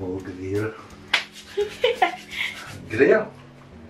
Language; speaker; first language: Indonesian; non-native, learner; French